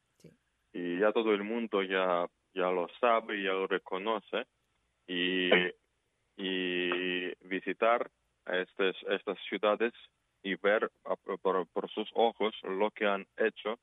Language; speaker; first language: Spanish; non-native, fluent; Ukrainian